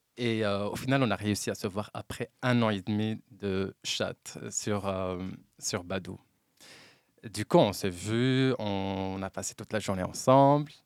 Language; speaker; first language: French; non-native, local second language; Arabic